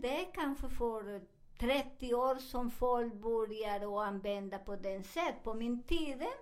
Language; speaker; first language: Swedish; non-native, learner; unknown